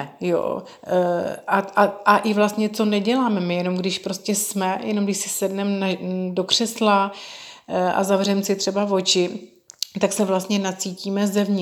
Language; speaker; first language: Czech; native; Czech